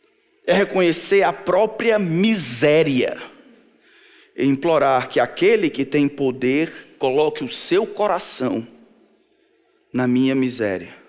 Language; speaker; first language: Portuguese; native; Portuguese